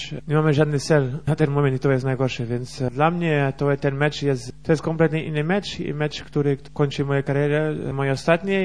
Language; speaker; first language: Polish; non-native, learner; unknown